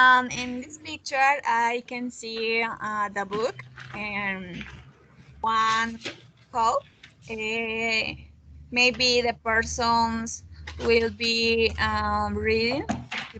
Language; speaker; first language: English; non-native, learner; Spanish